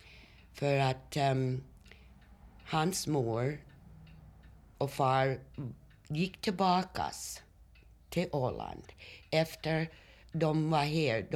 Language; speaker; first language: Swedish; early bilingual, heritage; Swedish